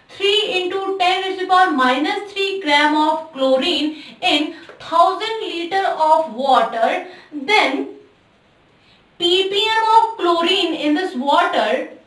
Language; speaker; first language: English; non-native, local second language; Hindi